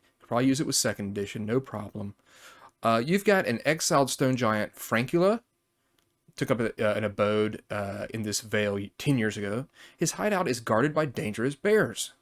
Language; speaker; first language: English; native; English